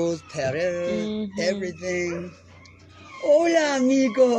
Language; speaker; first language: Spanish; non-native, learner; English